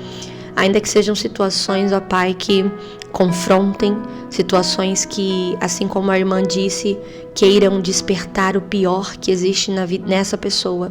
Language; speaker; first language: Portuguese; native; Portuguese